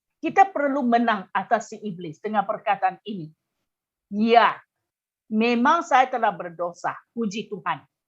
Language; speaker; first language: Malay; non-native, local second language; Chinese